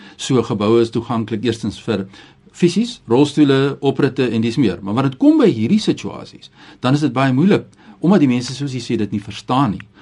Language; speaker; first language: Afrikaans; native; Afrikaans